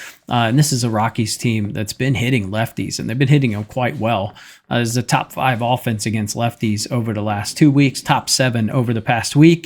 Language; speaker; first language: English; native; English